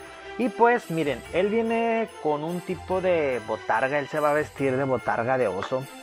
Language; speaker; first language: Spanish; native; Spanish